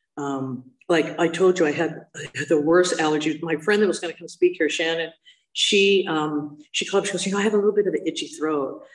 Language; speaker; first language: English; native; English